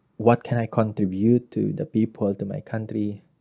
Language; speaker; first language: English; non-native, local second language; Filipino